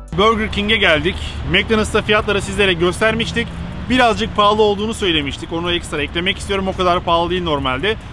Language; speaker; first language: Turkish; native; Turkish